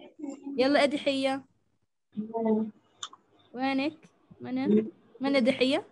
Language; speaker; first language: Arabic; non-native, fluent; Malay